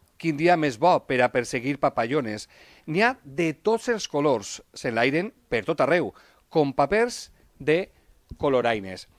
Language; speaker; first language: Catalan; native; Catalan